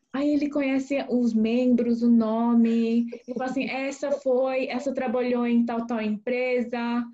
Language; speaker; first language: Portuguese; early bilingual, other home language; Korean